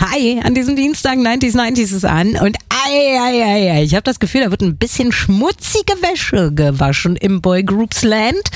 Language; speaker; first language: German; native; German